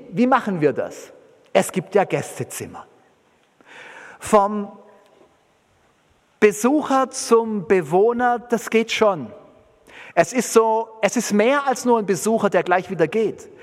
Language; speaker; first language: German; native; German